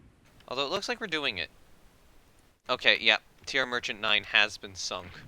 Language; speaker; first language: English; native; English